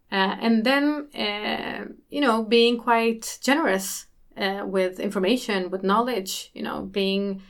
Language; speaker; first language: English; early bilingual, other home language; Swedish